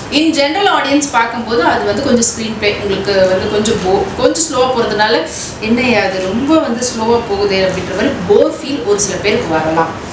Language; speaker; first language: Tamil; native; Tamil